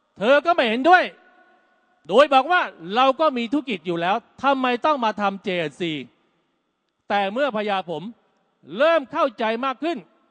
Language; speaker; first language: Thai; native; Thai